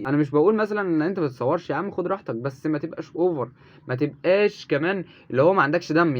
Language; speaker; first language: Arabic; native; Arabic